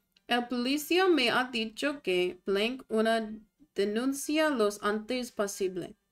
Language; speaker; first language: Spanish; non-native, learner; English